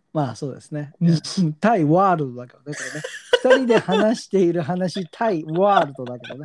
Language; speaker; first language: Japanese; native; Japanese